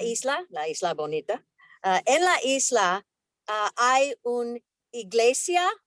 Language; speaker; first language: Spanish; non-native, learner; English